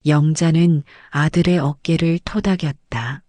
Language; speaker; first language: Korean; native; Korean